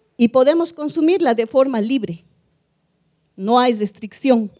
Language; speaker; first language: Spanish; native; Spanish